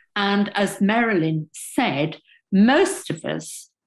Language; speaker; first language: English; native; English